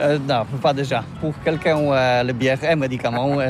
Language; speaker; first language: French; non-native, learner; Polish